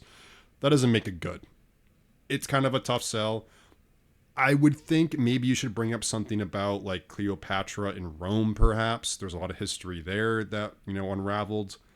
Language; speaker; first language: English; native; English